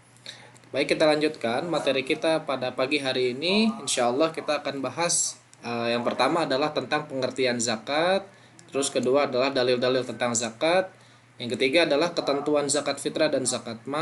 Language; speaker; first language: Indonesian; native; Indonesian